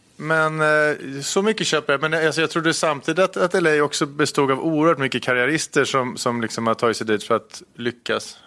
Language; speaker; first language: Swedish; native; Swedish